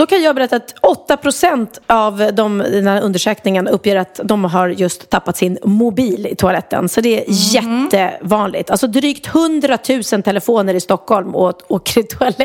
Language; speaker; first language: Swedish; native; Swedish